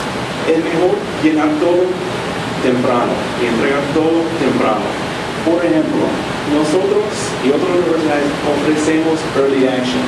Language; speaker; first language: Spanish; non-native, fluent; English